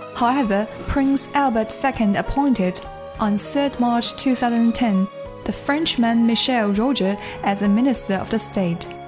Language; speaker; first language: English; non-native, fluent; Chinese